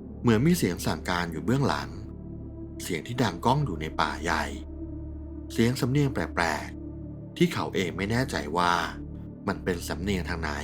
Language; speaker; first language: Thai; native; Thai